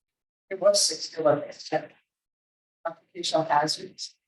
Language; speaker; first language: English; native; English